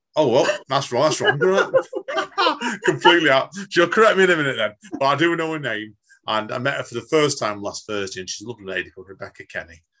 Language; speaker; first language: English; native; English